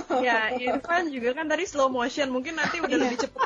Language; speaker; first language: Indonesian; native; Indonesian